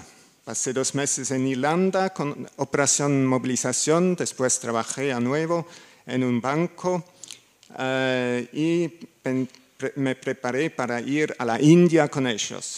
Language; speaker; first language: Spanish; non-native, learner; German